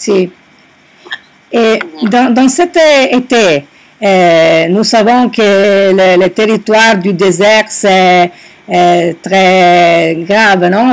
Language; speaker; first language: French; non-native, learner; Italian